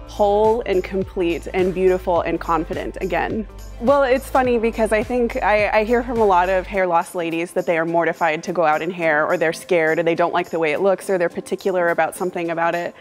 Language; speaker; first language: English; native; English